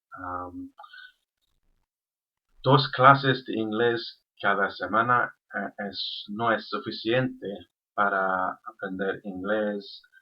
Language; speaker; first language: Spanish; non-native, learner; English